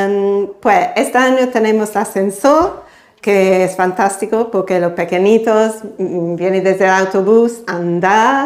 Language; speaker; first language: Spanish; non-native, fluent; English